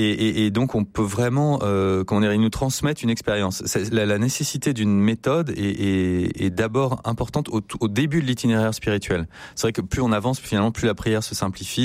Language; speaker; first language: French; native; French